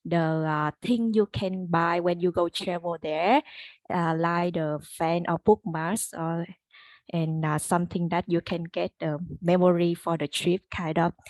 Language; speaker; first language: English; non-native, learner; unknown